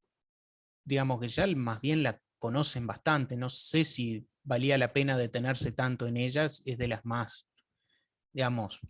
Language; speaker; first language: Spanish; native; Spanish